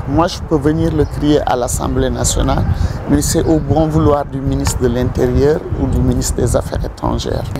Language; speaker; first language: French; non-native, local second language; Wolof